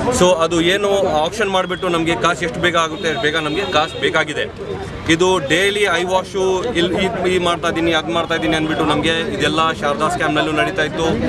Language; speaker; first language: Kannada; non-native, local second language; Urdu